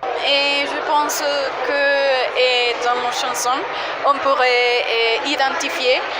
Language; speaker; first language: French; non-native, fluent; Spanish